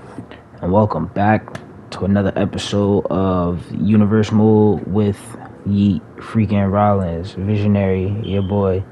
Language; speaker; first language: English; native; English